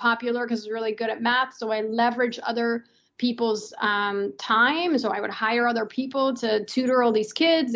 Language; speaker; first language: English; non-native, fluent; Persian